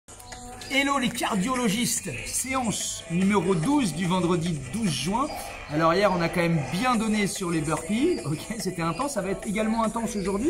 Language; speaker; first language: French; native; French